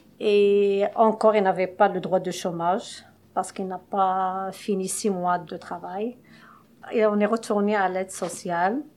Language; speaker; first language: French; non-native, local second language; Arabic